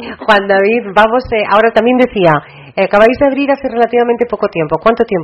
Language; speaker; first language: Spanish; native; Spanish